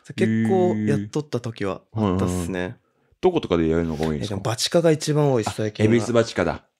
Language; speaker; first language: Japanese; native; Japanese